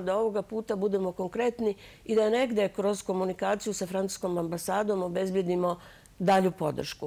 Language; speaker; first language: Serbian; native; Serbian